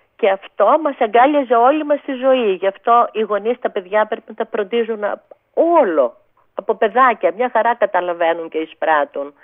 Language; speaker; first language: Greek; native; Greek